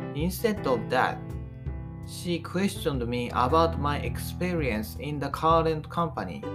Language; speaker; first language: English; non-native, fluent; Japanese